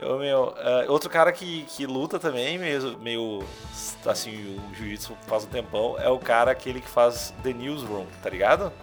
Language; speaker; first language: Portuguese; native; Portuguese